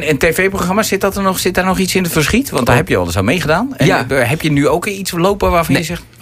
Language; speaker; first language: Dutch; native; Dutch